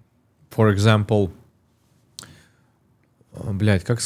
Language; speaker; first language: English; non-native, learner; Russian